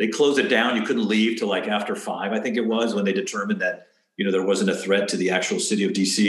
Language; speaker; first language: English; early bilingual, other home language; Spanish